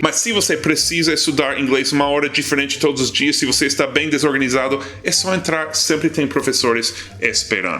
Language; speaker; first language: Portuguese; non-native, fluent; English